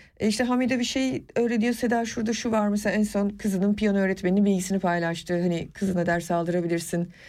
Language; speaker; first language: Turkish; non-native, local second language; Kurdish